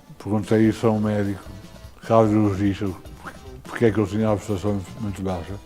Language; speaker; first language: Portuguese; native; Portuguese